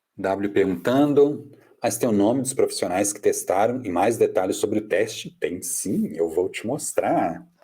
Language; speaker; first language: Portuguese; non-native, fluent; English